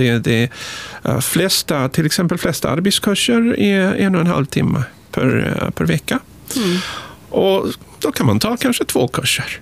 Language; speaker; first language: Swedish; early bilingual, other home language; Spanish